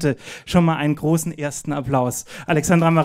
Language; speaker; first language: German; native; German